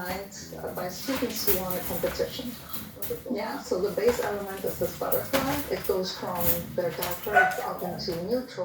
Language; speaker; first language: English; non-native, fluent; Italian